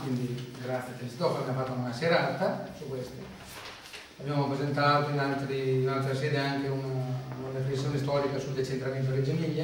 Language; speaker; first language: Italian; native; Italian